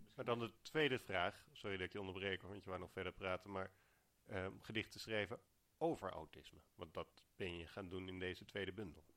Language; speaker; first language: Dutch; native; Dutch